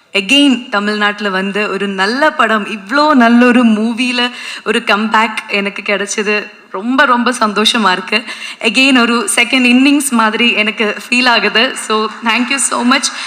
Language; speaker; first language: Tamil; non-native, fluent; Malayalam